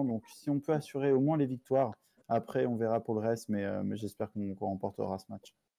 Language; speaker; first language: French; native; French